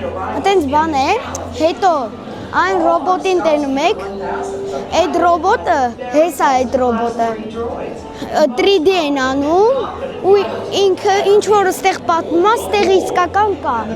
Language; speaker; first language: Armenian; early bilingual, heritage; Armenian